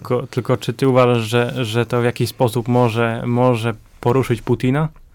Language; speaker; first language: Polish; native; Polish